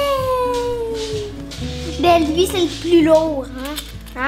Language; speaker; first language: French; native; French